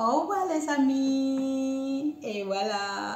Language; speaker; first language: French; non-native, learner; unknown